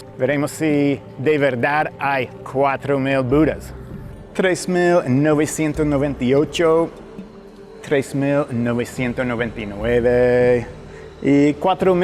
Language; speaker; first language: Spanish; non-native, fluent; English